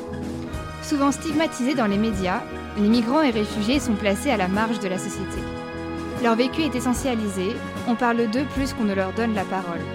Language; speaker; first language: French; native; French